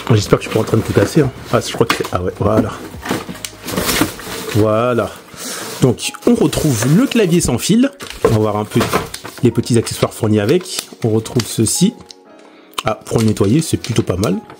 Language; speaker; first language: French; native; French